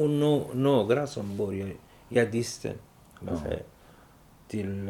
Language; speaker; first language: Swedish; non-native, learner; Arabic